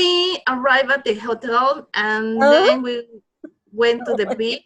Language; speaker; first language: English; non-native, learner; Spanish